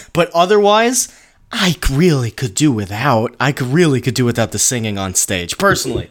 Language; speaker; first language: English; native; English